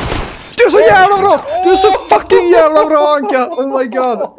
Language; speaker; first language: Swedish; native; Swedish